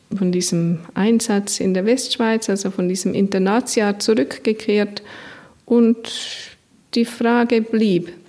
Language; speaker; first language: German; native; German